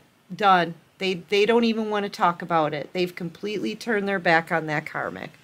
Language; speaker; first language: English; native; English